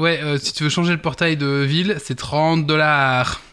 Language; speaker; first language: French; native; French